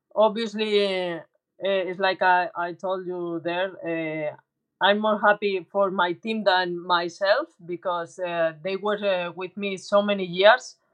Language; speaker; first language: English; non-native, learner; Spanish